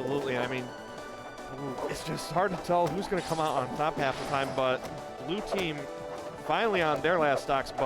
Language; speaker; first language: English; native; English